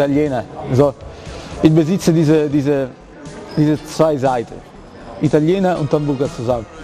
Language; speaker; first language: German; non-native, fluent; Italian